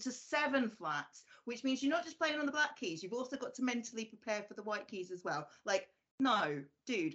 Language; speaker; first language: English; native; English